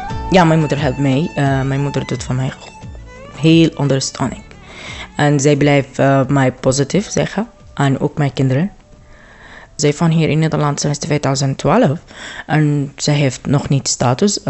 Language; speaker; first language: Dutch; non-native, learner; Arabic